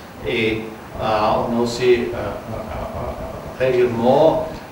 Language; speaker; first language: French; non-native, fluent; German